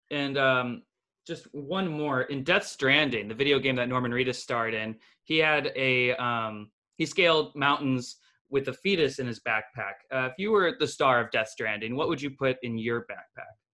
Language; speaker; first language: English; native; English